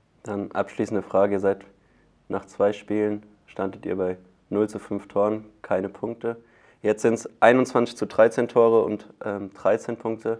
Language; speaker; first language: German; native; German